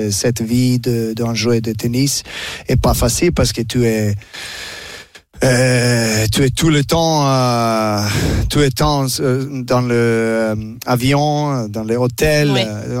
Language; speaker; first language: French; non-native, learner; Serbian